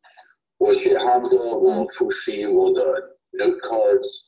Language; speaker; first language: Chinese; non-native, fluent; English